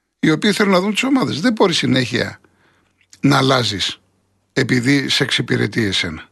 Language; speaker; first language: Greek; native; Greek